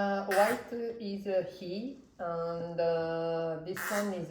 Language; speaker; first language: English; non-native, learner; Japanese